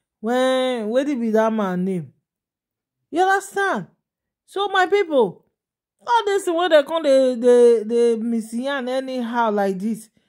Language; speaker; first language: Nigerian Pidgin; non-native, local second language; Yoruba